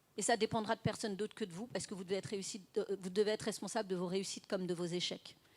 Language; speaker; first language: French; early bilingual, other home language; Fula